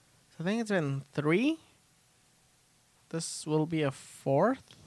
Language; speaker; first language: English; early bilingual, other home language; Spanish